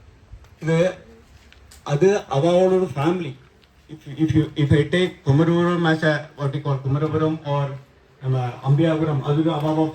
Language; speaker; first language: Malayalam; non-native, local second language; Tamil